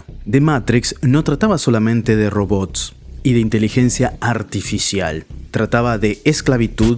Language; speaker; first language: Spanish; native; Spanish